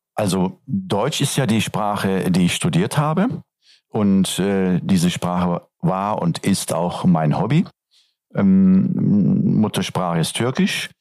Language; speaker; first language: German; non-native, fluent; Turkish